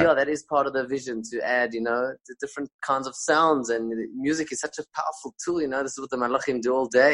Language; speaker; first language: English; non-native, local second language; Spanish